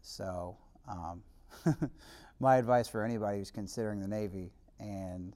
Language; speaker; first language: English; native; English